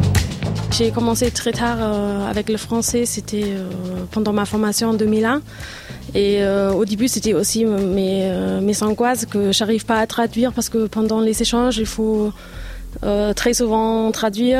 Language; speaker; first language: French; non-native, fluent; German